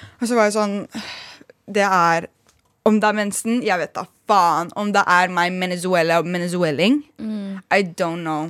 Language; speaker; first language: Norwegian; early bilingual, other home language; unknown